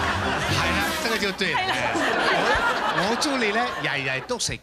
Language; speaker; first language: Chinese; native; Chinese